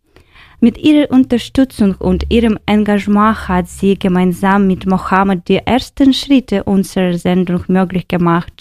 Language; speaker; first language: German; non-native, fluent; Ukrainian